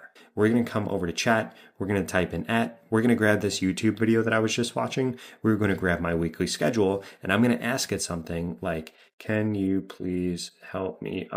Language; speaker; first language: English; native; English